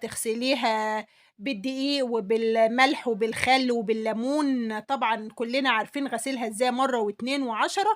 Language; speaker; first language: Arabic; native; Arabic